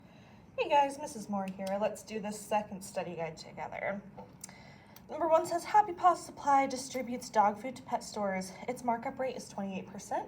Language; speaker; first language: English; native; English